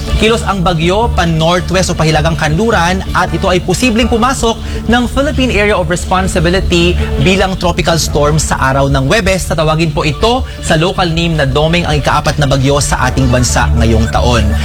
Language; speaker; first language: Filipino; non-native, local second language; Bikol